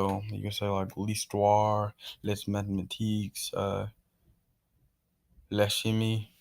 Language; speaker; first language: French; non-native, learner; English